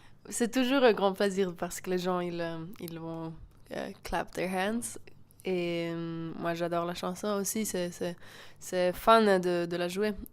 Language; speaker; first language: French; non-native, local second language; German